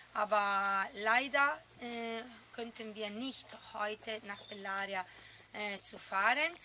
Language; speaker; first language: German; non-native, learner; Italian